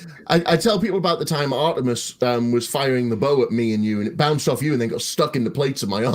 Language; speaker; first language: English; native; English